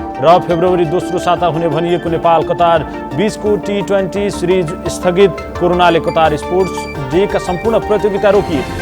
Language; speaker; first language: Nepali; native; Nepali